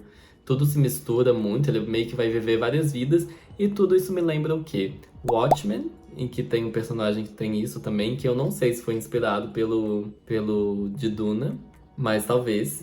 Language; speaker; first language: Portuguese; native; Portuguese